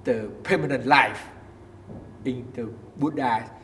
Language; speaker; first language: English; non-native, learner; Vietnamese